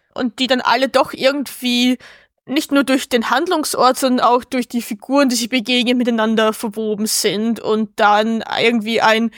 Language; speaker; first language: German; native; German